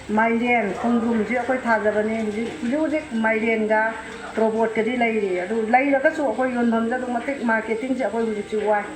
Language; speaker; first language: Manipuri; native; Manipuri